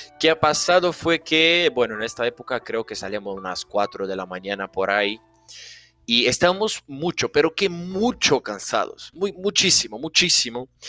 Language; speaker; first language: Spanish; non-native, fluent; Portuguese